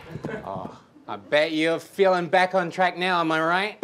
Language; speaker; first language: English; native; English